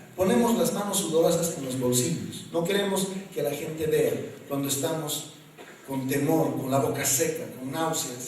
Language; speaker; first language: Spanish; native; Spanish